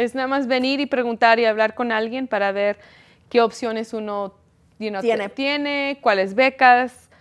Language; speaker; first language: Spanish; early bilingual, heritage; Spanish